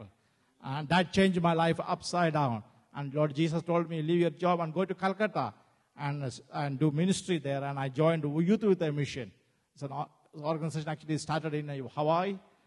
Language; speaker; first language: English; non-native, local second language; Malayalam